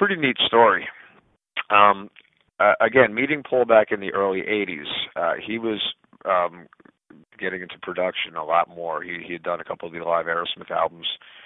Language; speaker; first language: English; native; English